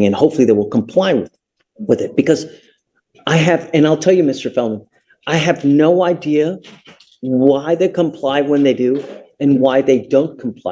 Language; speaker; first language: English; native; English